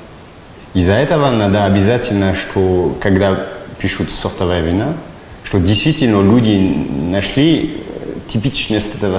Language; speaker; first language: Russian; non-native, fluent; French